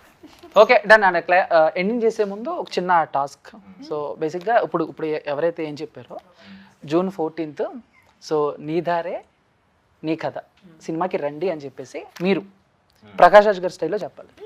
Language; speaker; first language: Telugu; native; Telugu